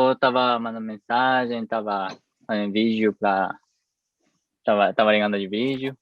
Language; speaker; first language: Portuguese; non-native, fluent; Japanese